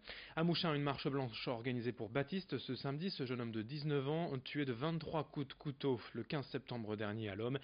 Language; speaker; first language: French; native; French